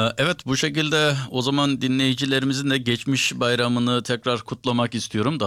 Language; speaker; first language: Turkish; early bilingual, heritage; Turkish